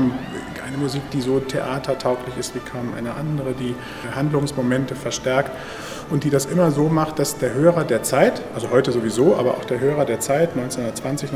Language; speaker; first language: German; native; German